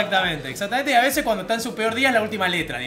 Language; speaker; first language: Spanish; native; Spanish